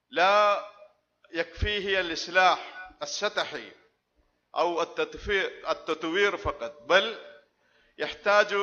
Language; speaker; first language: Arabic; non-native, fluent; Malayalam